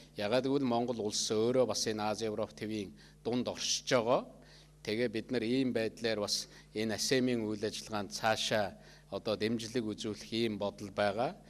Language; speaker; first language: Mongolian; native; Mongolian